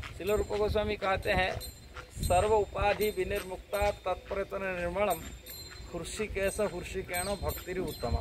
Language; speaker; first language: Hindi; non-native, local second language; Odia